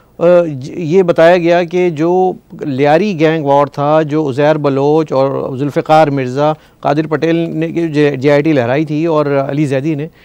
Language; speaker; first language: Urdu; native; Urdu